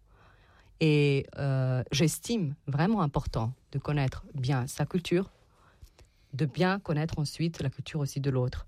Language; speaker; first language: French; non-native, fluent; Serbian